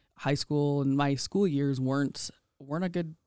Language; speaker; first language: English; native; English